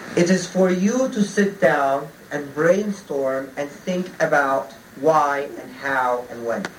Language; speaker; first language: English; non-native, fluent; Arabic